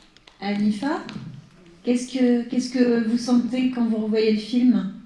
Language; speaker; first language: French; native; French